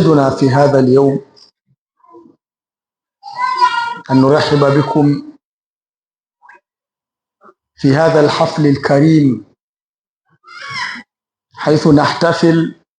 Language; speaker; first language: Arabic; non-native, fluent; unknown